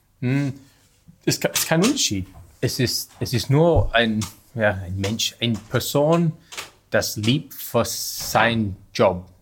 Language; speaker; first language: German; non-native, learner; English